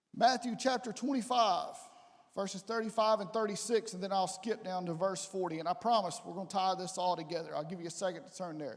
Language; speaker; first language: English; native; English